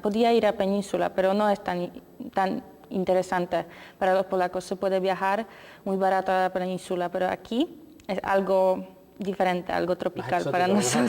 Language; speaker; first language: Spanish; non-native, learner; Polish